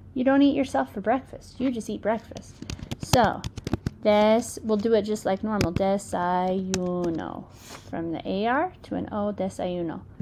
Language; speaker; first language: English; native; English